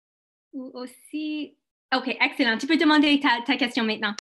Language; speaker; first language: French; non-native, local second language; English